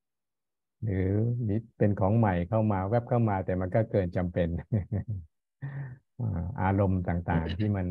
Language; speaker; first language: Thai; native; Thai